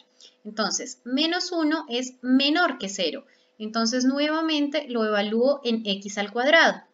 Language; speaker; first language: Spanish; native; Spanish